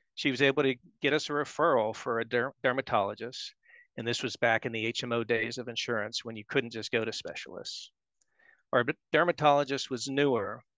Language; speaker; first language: English; native; English